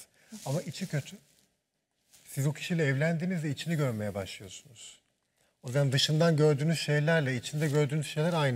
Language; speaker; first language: Turkish; native; Turkish